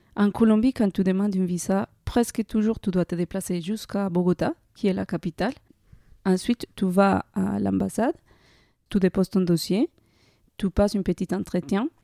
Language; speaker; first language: French; non-native, fluent; Spanish